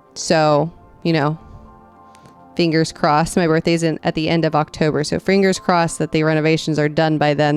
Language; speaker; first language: English; native; English